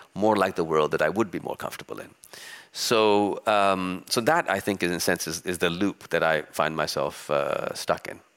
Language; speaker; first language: English; early bilingual, other home language; Urdu